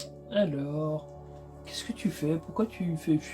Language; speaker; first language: French; native; French